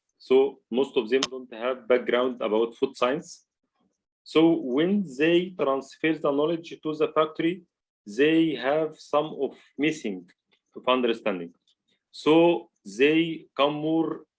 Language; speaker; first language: English; non-native, learner; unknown